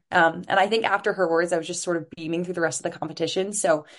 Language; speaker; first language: English; native; English